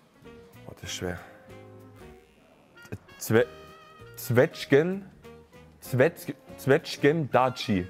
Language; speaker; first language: German; native; German